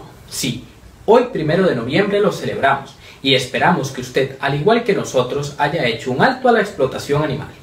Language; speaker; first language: Spanish; native; Spanish